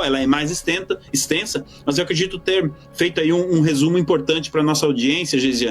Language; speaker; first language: Portuguese; native; Portuguese